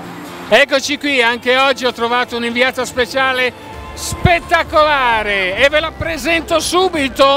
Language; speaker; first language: Italian; native; Italian